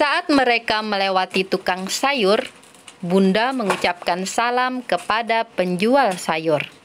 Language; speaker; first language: Indonesian; native; Indonesian